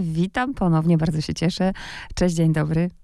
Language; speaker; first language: Polish; native; Polish